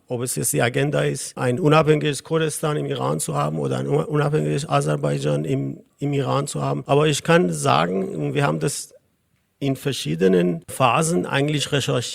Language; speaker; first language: German; non-native, fluent; Persian